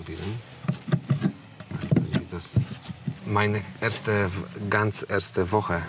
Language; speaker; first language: German; non-native, learner; Polish